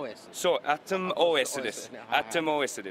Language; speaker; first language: Japanese; non-native, learner; English